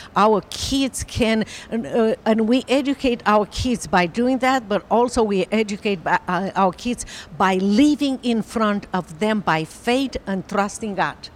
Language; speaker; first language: English; non-native, fluent; Romanian